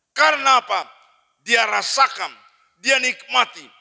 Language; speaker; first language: Indonesian; non-native, local second language; Batak Toba